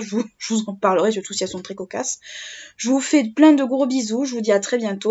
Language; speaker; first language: French; native; French